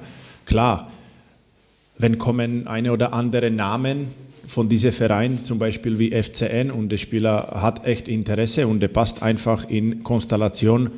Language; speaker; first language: German; non-native, fluent; Slovak